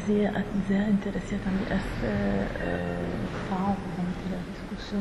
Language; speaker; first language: German; non-native, fluent; Italian